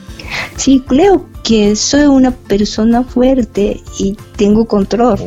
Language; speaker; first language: Spanish; non-native, fluent; Japanese